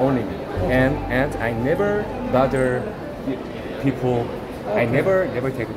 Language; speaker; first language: English; non-native, learner; Korean